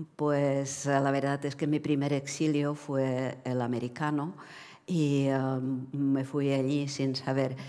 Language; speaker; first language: Spanish; non-native, fluent; Czech